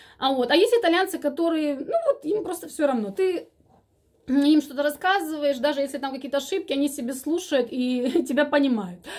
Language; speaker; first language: Russian; native; Russian